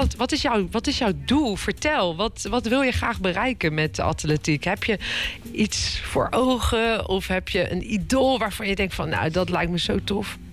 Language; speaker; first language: Dutch; native; Dutch